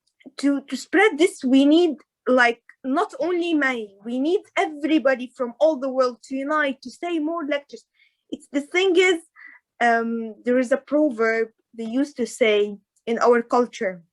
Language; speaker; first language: English; non-native, fluent; Arabic